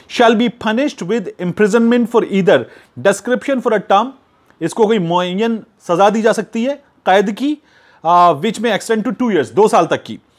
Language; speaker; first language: Urdu; native; Urdu